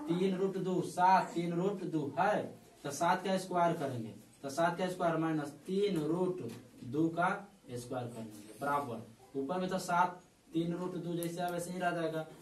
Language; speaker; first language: Hindi; native; Hindi